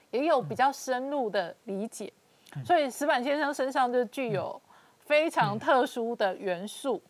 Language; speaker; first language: Chinese; native; Chinese